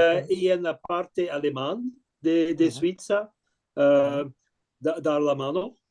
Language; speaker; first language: Spanish; non-native, learner; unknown